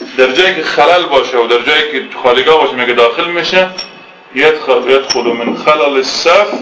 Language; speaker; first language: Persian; native; Persian